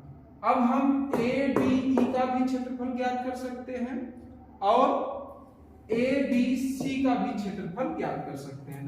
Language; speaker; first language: Hindi; native; Hindi